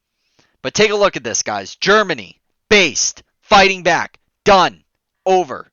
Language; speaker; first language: English; native; English